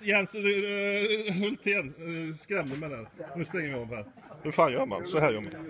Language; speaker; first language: Swedish; native; Swedish